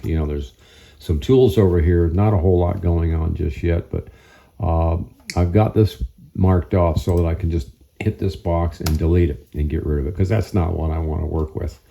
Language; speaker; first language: English; native; English